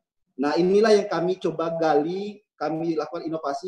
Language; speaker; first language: Indonesian; native; Indonesian